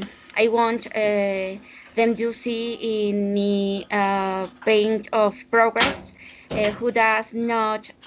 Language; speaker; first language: English; non-native, learner; Spanish